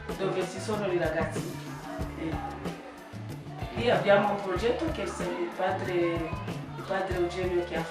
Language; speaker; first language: Italian; non-native, learner; French